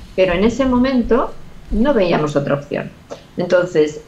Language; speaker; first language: Spanish; native; Spanish